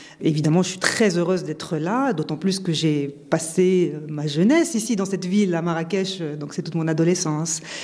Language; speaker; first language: French; non-native, local second language; Arabic